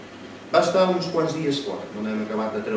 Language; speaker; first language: Catalan; native; Catalan